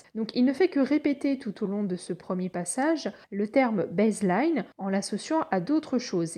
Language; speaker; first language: French; native; French